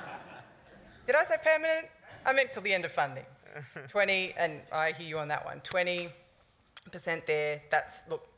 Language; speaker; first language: English; native; English